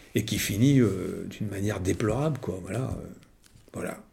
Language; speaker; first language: French; native; French